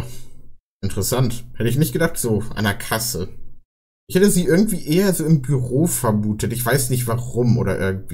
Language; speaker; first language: German; native; German